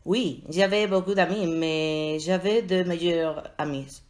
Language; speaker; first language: French; non-native, learner; Spanish